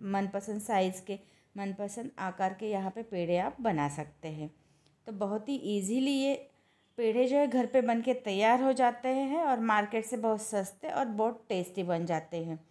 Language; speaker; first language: Hindi; non-native, local second language; Marathi